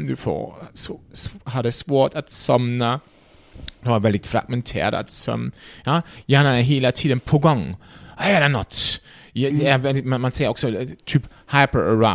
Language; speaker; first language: Swedish; non-native, fluent; German